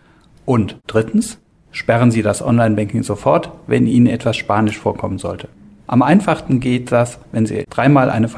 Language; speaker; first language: German; native; German